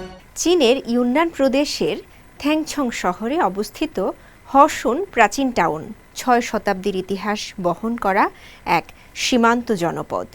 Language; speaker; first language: Bangla; native; Bangla